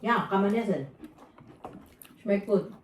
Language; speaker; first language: German; non-native, learner; Filipino